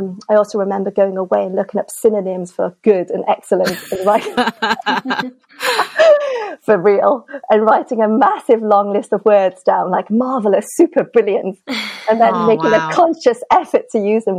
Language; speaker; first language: English; native; English